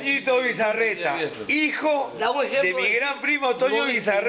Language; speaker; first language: Spanish; native; Spanish